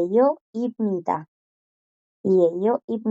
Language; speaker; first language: Korean; non-native, fluent; Spanish